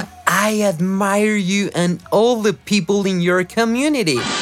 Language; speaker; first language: English; non-native, learner; Spanish